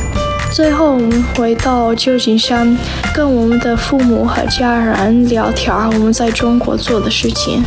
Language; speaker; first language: Chinese; non-native, learner; English